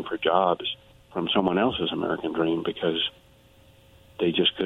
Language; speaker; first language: English; early bilingual, other home language; Spanish